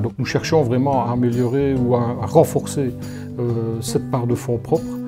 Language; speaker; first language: French; native; French